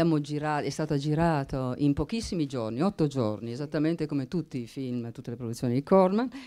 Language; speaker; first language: Italian; native; Italian